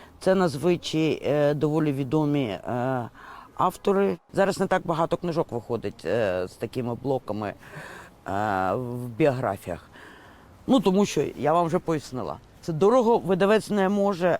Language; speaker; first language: Ukrainian; native; Ukrainian